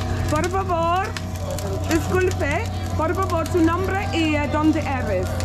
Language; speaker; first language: Spanish; non-native, learner; English